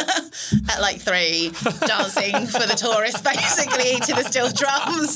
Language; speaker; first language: English; native; English